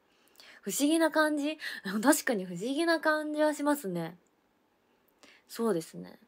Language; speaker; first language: Japanese; native; Japanese